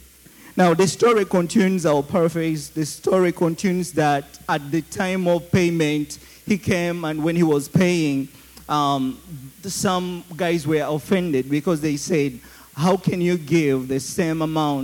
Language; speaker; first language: English; non-native, local second language; Ganda